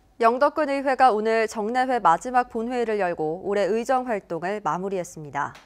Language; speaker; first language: Korean; native; Korean